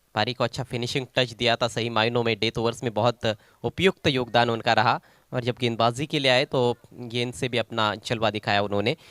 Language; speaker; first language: Hindi; non-native, local second language; Marathi